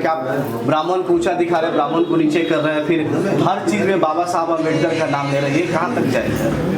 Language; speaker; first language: Hindi; native; Hindi